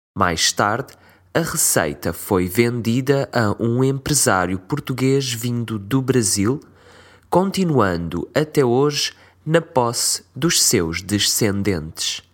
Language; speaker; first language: Portuguese; native; Portuguese